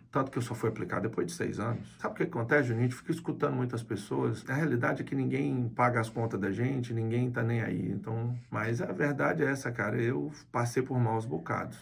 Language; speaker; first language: Portuguese; native; Portuguese